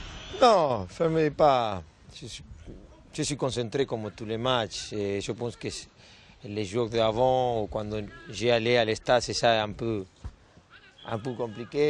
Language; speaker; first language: French; non-native, learner; Spanish